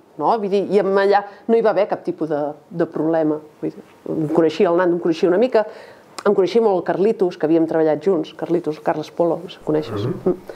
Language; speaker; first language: Catalan; native; Catalan